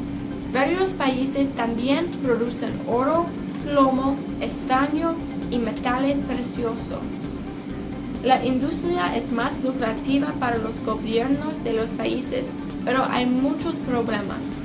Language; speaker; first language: Spanish; non-native, learner; English